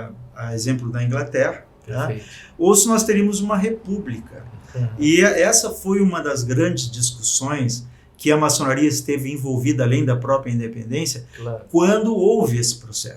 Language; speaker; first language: Portuguese; native; Portuguese